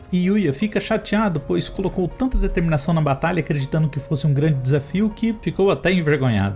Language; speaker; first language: Portuguese; native; Portuguese